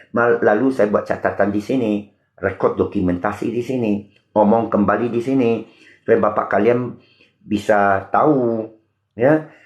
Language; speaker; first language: Malay; non-native, local second language; Min Nan Chinese